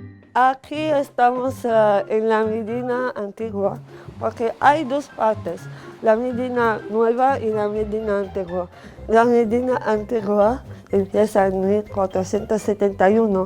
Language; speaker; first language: Spanish; non-native, learner; Arabic